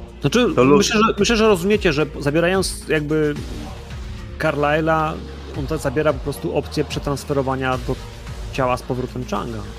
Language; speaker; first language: Polish; native; Polish